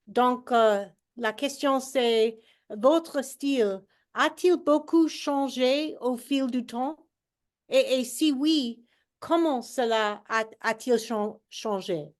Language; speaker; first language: French; non-native, learner; English